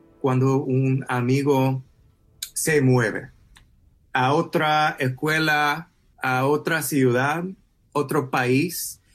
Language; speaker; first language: Spanish; early bilingual, heritage; English